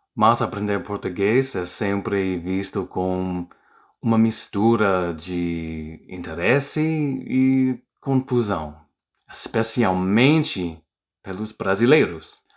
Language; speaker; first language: Portuguese; non-native, learner; English